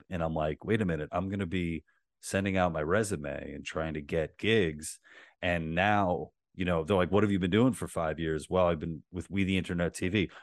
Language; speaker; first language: English; native; English